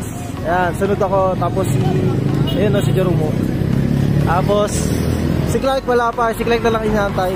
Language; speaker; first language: Filipino; native; Filipino